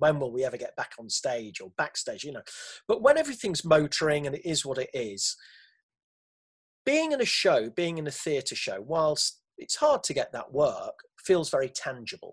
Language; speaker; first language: English; native; English